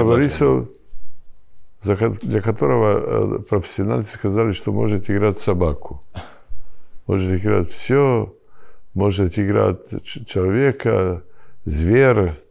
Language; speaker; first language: Russian; non-native, learner; Serbian